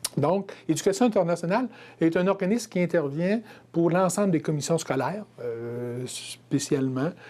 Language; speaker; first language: French; native; French